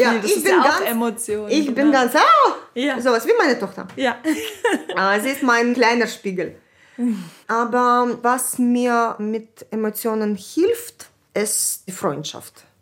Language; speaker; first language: German; non-native, fluent; Ukrainian